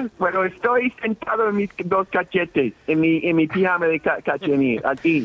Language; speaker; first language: Spanish; non-native, fluent; English